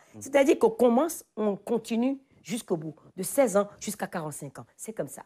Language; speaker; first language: French; non-native, local second language; Fon